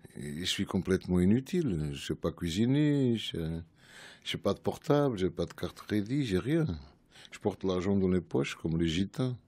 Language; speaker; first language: French; non-native, fluent; Portuguese